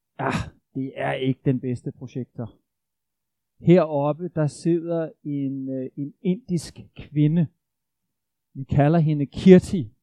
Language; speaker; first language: Danish; native; Danish